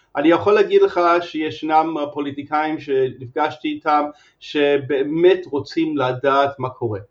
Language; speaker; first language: Hebrew; non-native, fluent; English